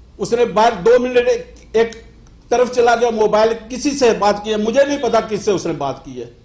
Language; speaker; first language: Urdu; non-native, local second language; Pahari-Potwari